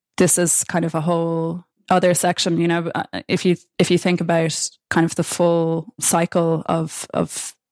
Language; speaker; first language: English; native; English